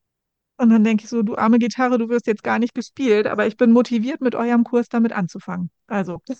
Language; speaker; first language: German; native; German